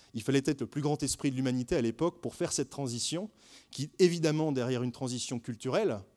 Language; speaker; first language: French; native; French